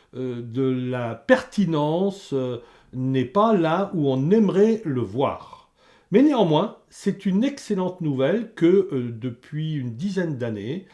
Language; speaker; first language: French; native; French